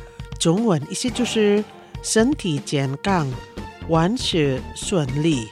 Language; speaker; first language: Chinese; non-native, local second language; Indonesian